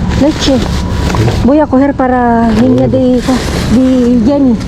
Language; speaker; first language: Spanish; non-native, learner; Filipino